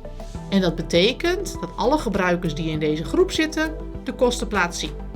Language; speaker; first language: Dutch; native; Dutch